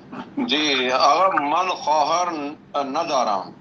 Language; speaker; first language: Persian; non-native, learner; Urdu